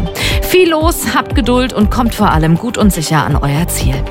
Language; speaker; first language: German; native; German